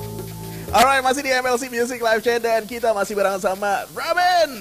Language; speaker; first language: Indonesian; native; Indonesian